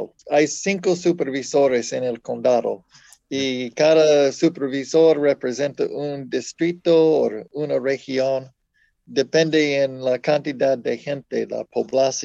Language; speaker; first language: Spanish; non-native, fluent; English